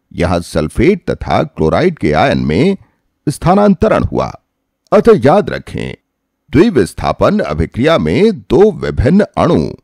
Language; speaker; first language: Hindi; native; Hindi